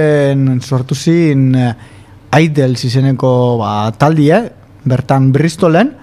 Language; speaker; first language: Basque; native; Basque